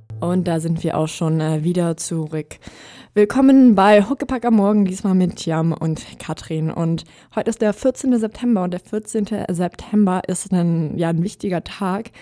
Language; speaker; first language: German; native; German